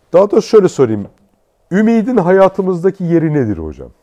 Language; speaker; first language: Turkish; native; Turkish